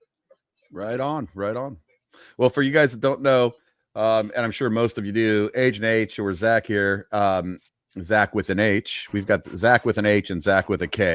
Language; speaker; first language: English; native; English